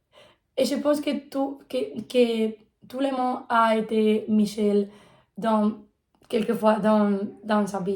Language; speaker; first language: French; non-native, learner; Spanish